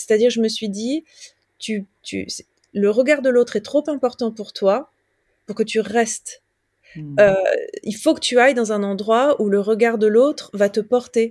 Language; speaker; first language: French; native; French